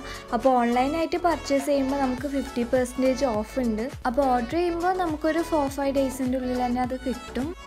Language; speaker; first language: Malayalam; native; Malayalam